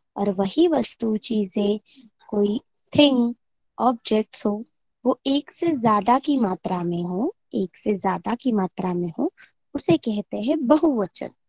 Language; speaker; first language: Hindi; non-native, local second language; Marathi